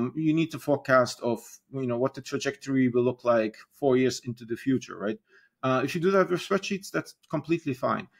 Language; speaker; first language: English; non-native, fluent; German